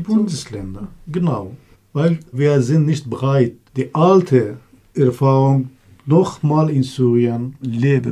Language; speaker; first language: German; non-native, learner; Kurdish